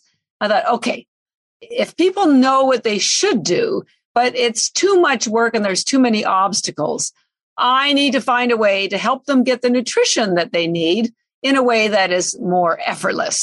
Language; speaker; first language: English; native; English